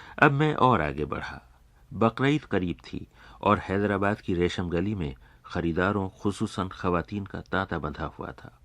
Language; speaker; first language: Urdu; native; Urdu